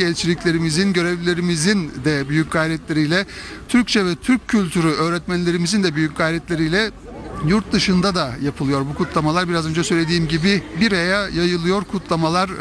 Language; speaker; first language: Turkish; native; Turkish